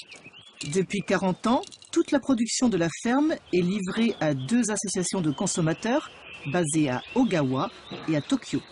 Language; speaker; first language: French; native; French